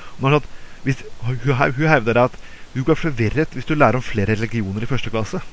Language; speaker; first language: Norwegian; native; Norwegian